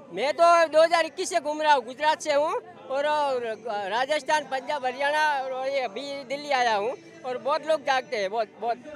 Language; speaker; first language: Hindi; non-native, local second language; Gujarati